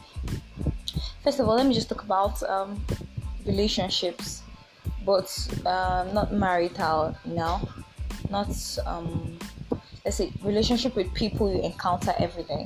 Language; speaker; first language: English; non-native, local second language; Yoruba